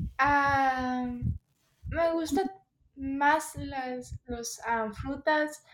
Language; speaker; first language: Spanish; early bilingual, heritage; Spanish